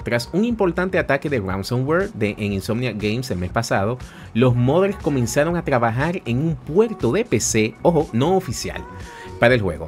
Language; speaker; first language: Spanish; native; Spanish